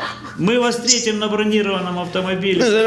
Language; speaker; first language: Russian; native; Russian